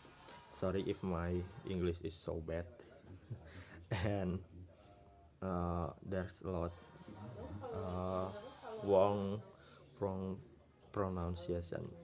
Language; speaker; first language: English; non-native, learner; Indonesian